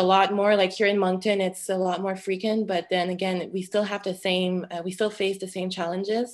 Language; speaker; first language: English; non-native, fluent; French